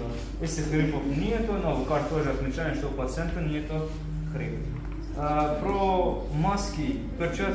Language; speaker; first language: Russian; non-native, fluent; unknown